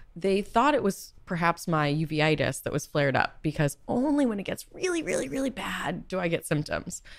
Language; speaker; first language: English; native; English